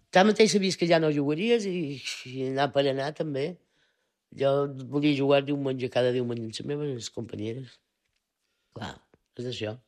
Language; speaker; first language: Catalan; native; Catalan